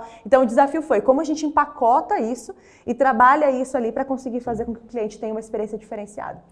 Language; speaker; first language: Portuguese; native; Portuguese